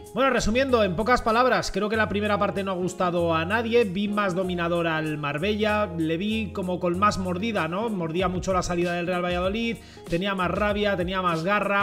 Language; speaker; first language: Spanish; native; Spanish